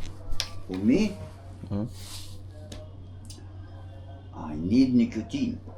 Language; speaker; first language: English; non-native, learner; Arabic